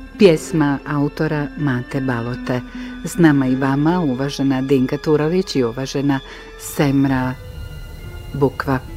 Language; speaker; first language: Bosnian; native; Bosnian